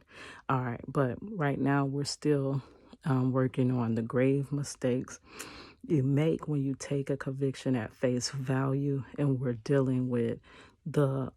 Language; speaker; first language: English; native; English